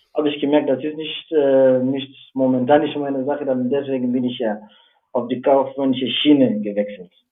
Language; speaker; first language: German; non-native, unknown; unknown